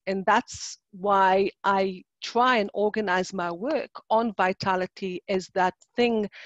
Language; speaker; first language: English; non-native, fluent; Hebrew